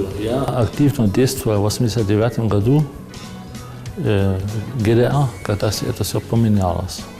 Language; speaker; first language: Russian; non-native, fluent; German